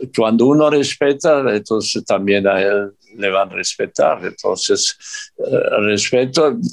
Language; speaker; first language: Spanish; non-native, fluent; Serbian